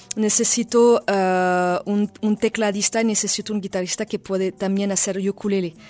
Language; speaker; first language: Spanish; non-native, fluent; French